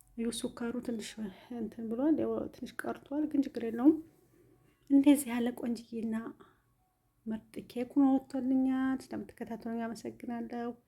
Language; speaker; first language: Amharic; native; Amharic